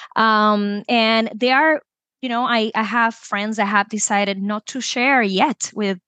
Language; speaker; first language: English; non-native, fluent; Spanish